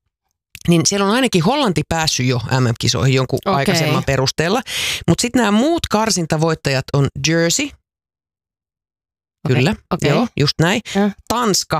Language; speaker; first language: Finnish; native; Finnish